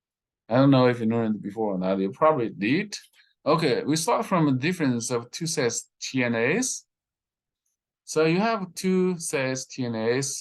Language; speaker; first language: English; non-native, fluent; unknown